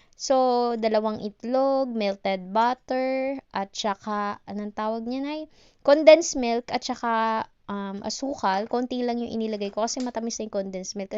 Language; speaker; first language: Filipino; native; Filipino